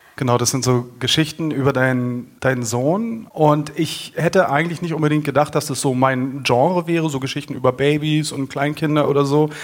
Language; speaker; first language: German; native; German